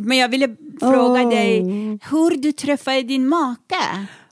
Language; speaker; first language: Swedish; non-native, fluent; Persian